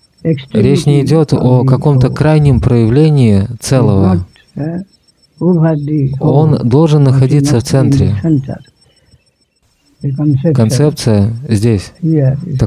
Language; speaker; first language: Russian; native; Russian